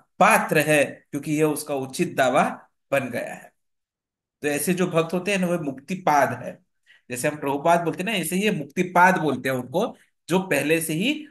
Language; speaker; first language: Hindi; non-native, local second language; Marathi